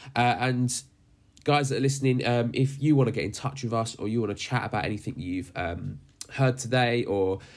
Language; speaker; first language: English; native; English